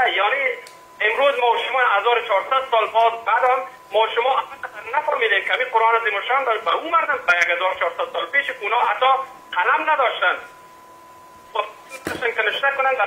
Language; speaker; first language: Persian; native; Persian